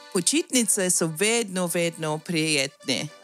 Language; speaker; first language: Slovenian; non-native, learner; English